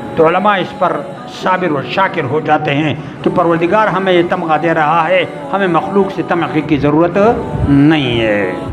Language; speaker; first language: Urdu; non-native, local second language; Pashto